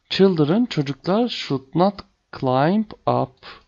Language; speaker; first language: English; non-native, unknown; Turkish